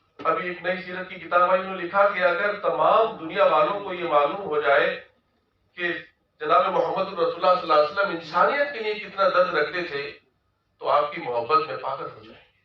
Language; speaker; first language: Urdu; native; Urdu